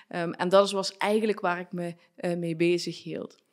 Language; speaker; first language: Dutch; native; Dutch